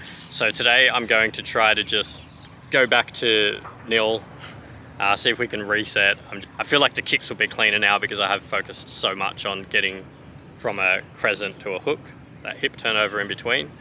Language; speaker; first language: English; native; English